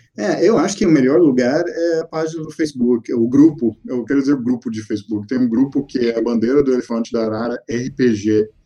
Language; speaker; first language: Portuguese; non-native, fluent; English